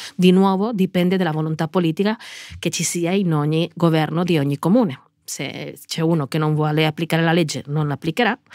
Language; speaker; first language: Italian; non-native, fluent; Catalan